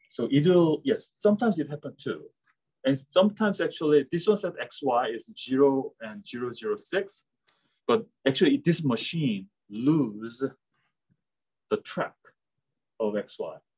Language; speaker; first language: English; non-native, fluent; Korean